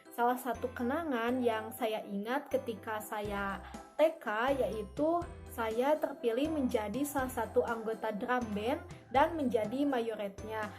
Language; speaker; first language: Indonesian; native; Indonesian